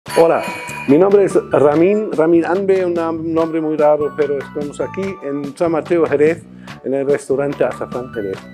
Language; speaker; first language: Spanish; non-native, fluent; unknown